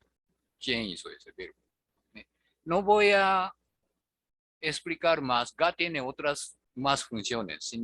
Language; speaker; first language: Spanish; non-native, fluent; Japanese